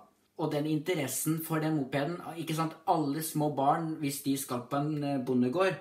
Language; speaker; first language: Norwegian; native; Norwegian